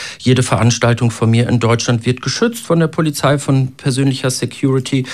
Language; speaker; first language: German; native; German